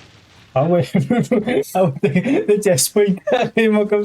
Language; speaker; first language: French; native; French